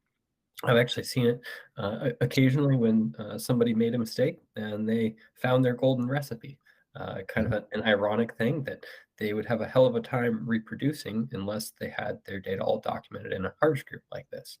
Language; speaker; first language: English; native; English